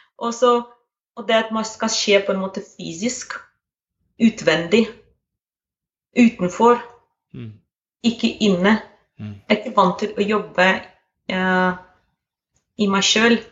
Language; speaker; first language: Norwegian; non-native, fluent; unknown